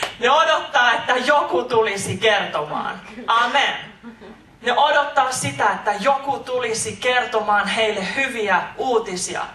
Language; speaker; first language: Finnish; native; Finnish